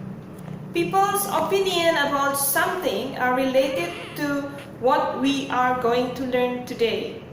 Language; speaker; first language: English; non-native, local second language; Indonesian